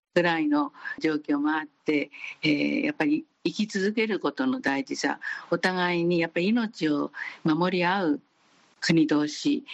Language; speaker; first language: Japanese; native; Japanese